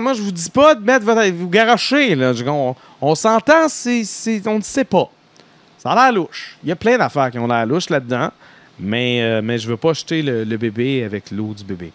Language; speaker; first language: French; native; French